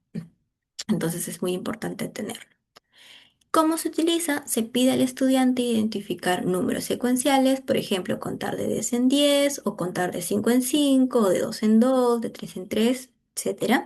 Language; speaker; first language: Spanish; native; Spanish